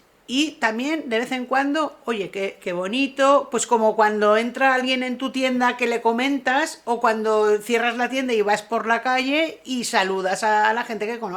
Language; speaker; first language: Spanish; native; Spanish